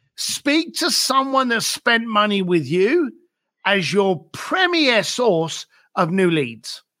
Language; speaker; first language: English; native; English